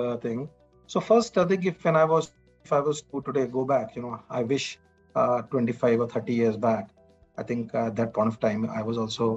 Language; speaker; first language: English; non-native, local second language; Punjabi